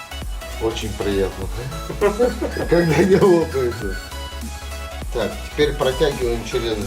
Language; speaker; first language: Russian; native; Russian